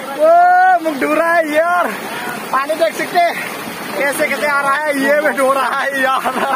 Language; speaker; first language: Hindi; non-native, local second language; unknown